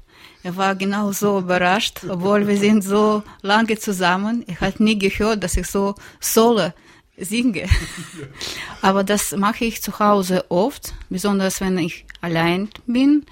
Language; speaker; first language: German; non-native, learner; Russian